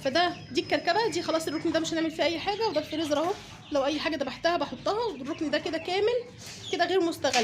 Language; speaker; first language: Arabic; native; Arabic